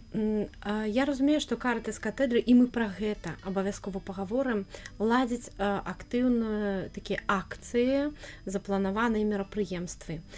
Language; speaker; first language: Belarusian; native; Belarusian